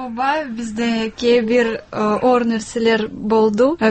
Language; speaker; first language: Kyrgyz; non-native, learner; Russian